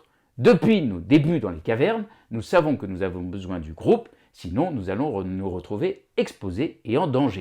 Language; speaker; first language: French; native; French